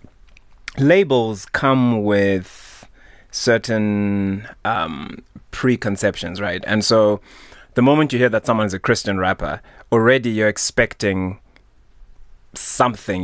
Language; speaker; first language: English; non-native, local second language; Shona